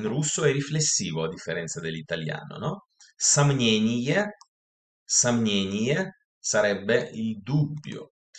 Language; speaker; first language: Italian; non-native, fluent; Russian